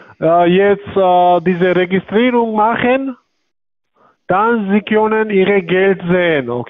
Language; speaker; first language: German; non-native, learner; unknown